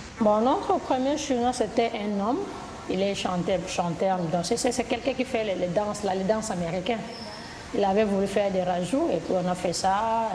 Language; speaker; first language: French; non-native, local second language; Lingala